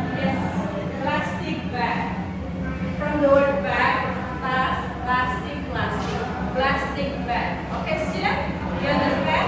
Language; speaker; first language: English; non-native, fluent; Indonesian